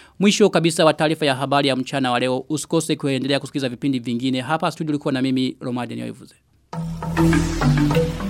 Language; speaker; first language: Swahili; non-native, local second language; Rundi